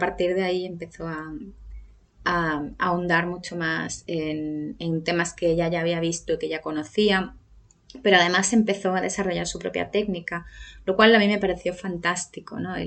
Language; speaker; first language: Spanish; native; Spanish